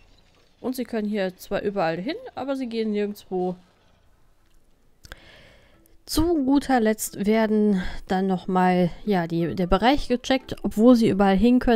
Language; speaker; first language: German; native; German